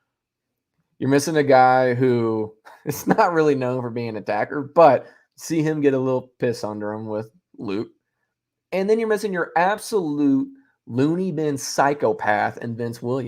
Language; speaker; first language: English; native; English